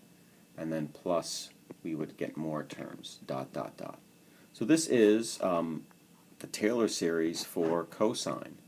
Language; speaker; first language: English; native; English